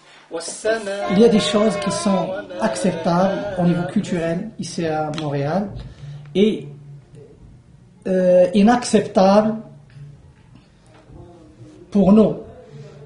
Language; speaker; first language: French; non-native, local second language; Arabic